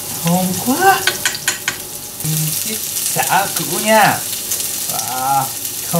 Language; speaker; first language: Vietnamese; non-native, learner; Japanese